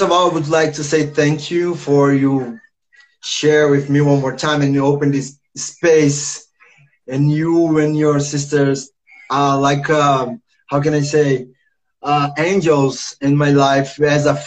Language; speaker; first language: English; non-native, learner; Portuguese